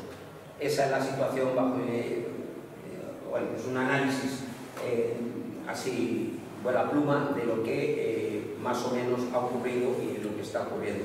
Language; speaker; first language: Spanish; native; Spanish